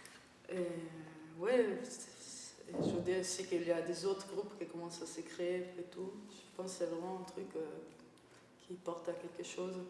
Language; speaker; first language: French; non-native, fluent; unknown